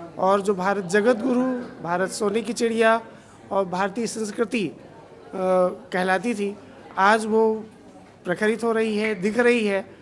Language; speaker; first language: Hindi; native; Hindi